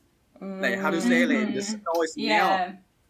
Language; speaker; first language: English; non-native, learner; Thai